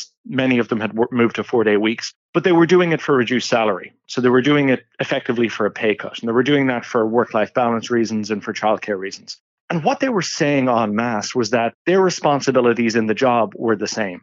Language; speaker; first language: English; native; English